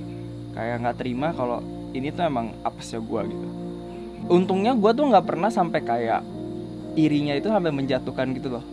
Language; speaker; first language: Indonesian; native; Indonesian